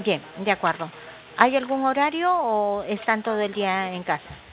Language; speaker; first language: Spanish; native; Spanish